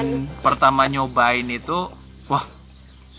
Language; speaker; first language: Indonesian; native; Indonesian